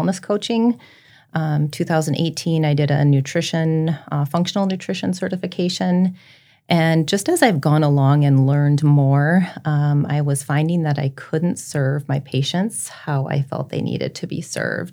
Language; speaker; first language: English; native; English